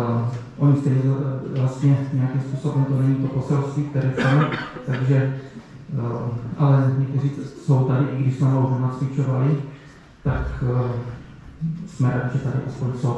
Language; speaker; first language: Czech; native; Czech